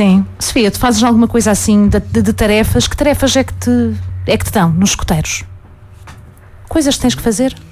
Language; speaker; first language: Portuguese; native; Portuguese